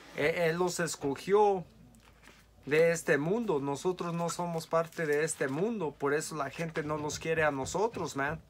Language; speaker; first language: Spanish; early bilingual, heritage; Spanish